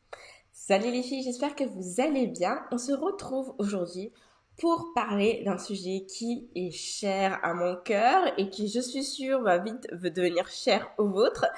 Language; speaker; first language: French; native; French